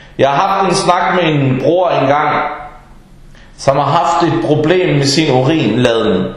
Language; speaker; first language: Danish; early bilingual, other home language; Arabic